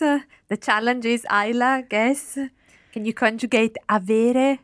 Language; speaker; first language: English; non-native, fluent; Italian